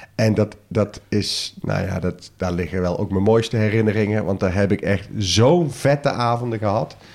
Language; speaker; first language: Dutch; native; Dutch